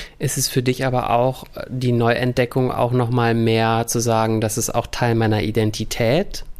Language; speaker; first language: German; native; German